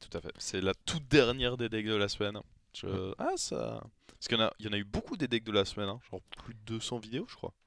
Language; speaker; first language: French; native; French